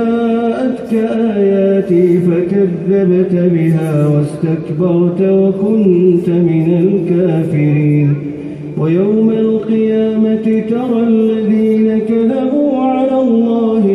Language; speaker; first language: Arabic; native; Arabic